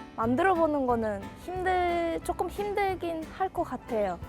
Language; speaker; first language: Korean; non-native, fluent; Italian